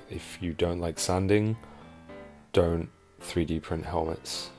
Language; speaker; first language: English; native; English